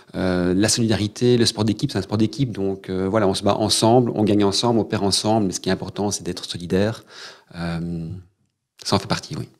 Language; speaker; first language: French; native; French